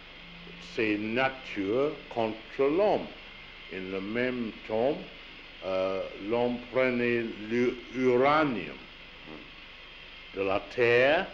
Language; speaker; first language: French; non-native, learner; English